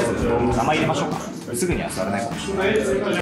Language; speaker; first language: Japanese; native; Japanese